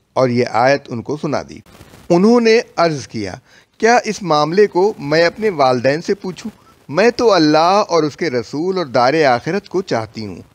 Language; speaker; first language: Urdu; native; Urdu